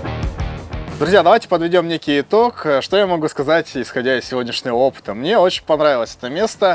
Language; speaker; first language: Russian; native; Russian